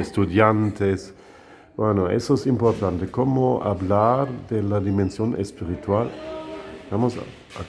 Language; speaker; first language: Spanish; non-native, fluent; German